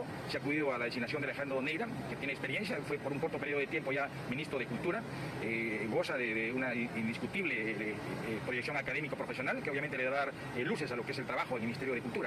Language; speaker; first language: Spanish; native; Spanish